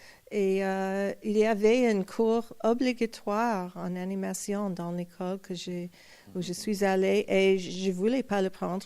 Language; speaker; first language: French; non-native, fluent; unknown